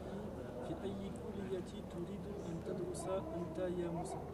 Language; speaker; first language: Arabic; non-native, learner; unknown